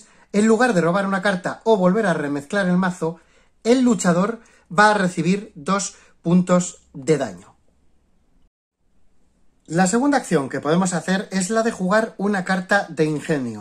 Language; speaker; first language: Spanish; native; Spanish